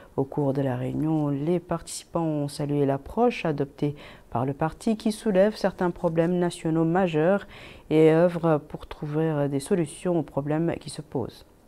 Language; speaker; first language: French; non-native, local second language; Arabic